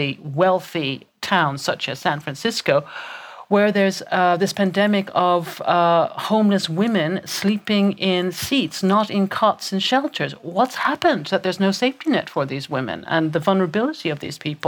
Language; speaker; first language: English; native; English